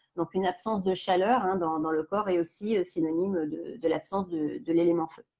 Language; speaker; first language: French; native; French